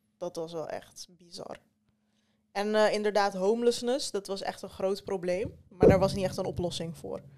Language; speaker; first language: Dutch; early bilingual, other home language; Turkish